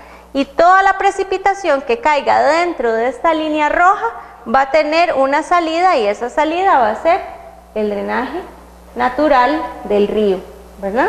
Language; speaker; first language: Spanish; native; Spanish